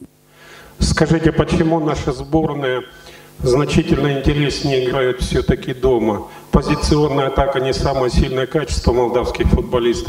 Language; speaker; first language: Russian; native; Russian